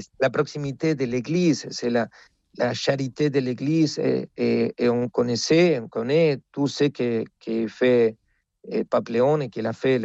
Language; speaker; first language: French; non-native, fluent; Spanish